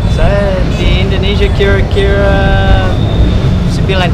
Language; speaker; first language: Indonesian; non-native, learner; English